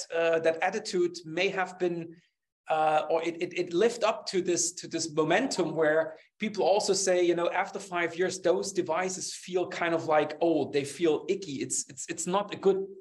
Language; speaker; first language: English; non-native, fluent; German